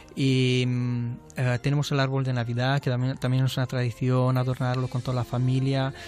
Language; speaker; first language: Spanish; non-native, fluent; Romanian